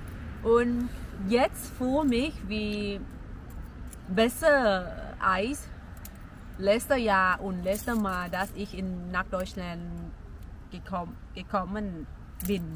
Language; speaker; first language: German; non-native, learner; Thai